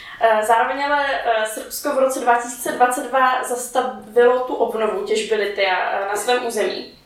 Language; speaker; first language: Czech; native; Czech